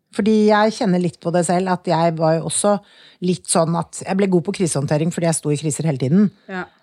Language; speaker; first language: Norwegian; native; Norwegian